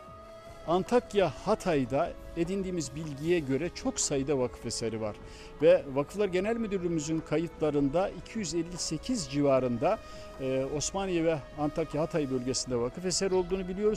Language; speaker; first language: Turkish; native; Turkish